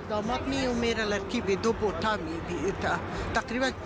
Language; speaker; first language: Hindi; non-native, learner; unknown